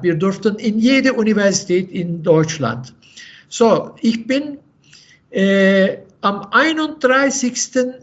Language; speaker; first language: German; non-native, fluent; Turkish